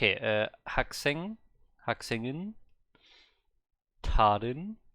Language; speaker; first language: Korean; non-native, learner; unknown